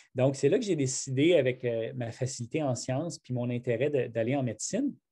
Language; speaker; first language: French; native; French